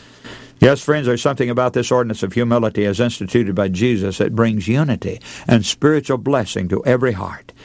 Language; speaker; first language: English; native; English